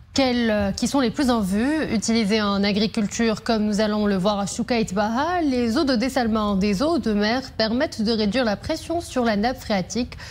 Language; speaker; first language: French; non-native, local second language; Arabic